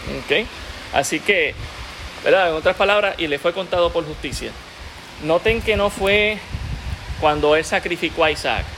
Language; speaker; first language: Spanish; native; Spanish